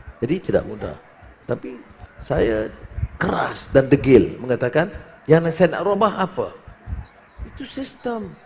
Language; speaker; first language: Malay; native; Malay